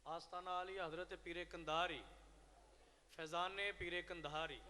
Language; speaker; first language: Urdu; non-native, local second language; Punjabi